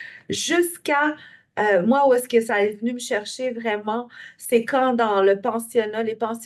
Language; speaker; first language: French; native; French